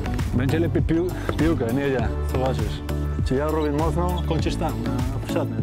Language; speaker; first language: Polish; non-native, learner; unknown